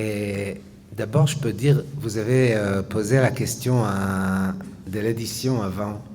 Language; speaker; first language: French; non-native, fluent; Hebrew